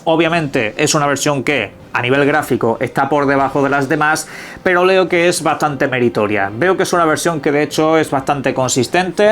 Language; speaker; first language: Spanish; native; Spanish